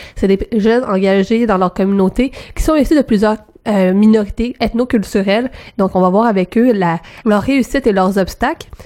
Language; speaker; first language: French; native; French